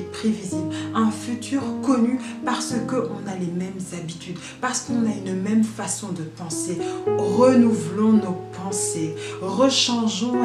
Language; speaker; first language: French; native; French